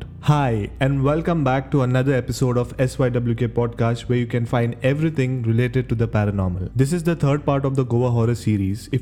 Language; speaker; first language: English; non-native, local second language; Konkani